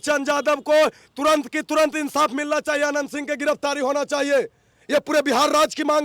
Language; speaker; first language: Hindi; native; Hindi